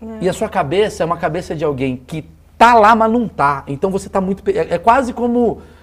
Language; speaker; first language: Portuguese; native; Portuguese